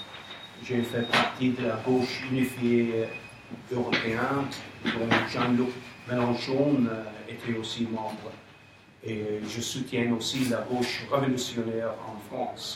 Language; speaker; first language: French; non-native, fluent; English